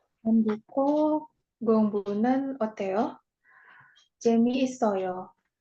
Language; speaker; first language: Korean; non-native, learner; Indonesian